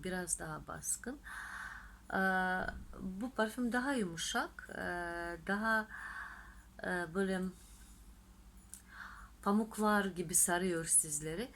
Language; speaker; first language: Turkish; non-native, fluent; Russian